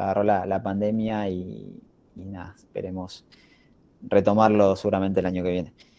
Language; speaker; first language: Spanish; native; Spanish